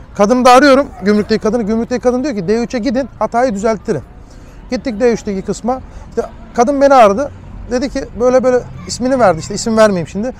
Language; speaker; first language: Turkish; early bilingual, heritage; Turkish